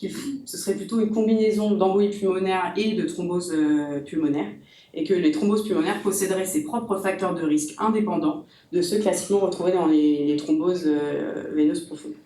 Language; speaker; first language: French; native; French